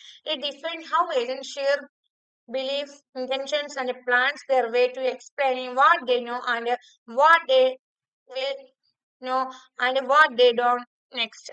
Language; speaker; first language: English; non-native, local second language; Malayalam